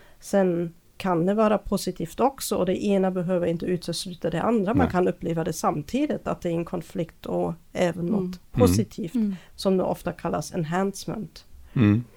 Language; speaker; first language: Swedish; non-native, fluent; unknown